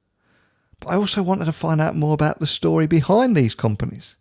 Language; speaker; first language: English; native; English